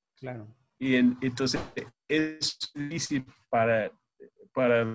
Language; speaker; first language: Spanish; non-native, fluent; English